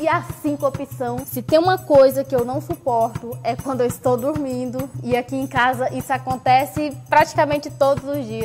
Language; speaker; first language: Portuguese; native; Portuguese